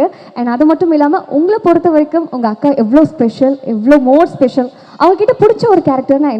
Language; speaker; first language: Tamil; native; Tamil